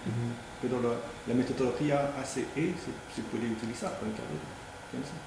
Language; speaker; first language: Spanish; non-native, fluent; French